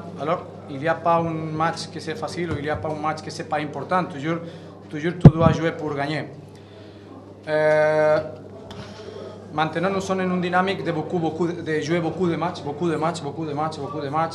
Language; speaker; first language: French; non-native, learner; Catalan